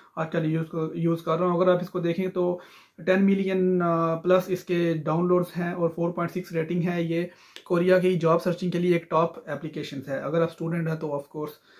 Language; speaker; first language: Urdu; non-native, local second language; Punjabi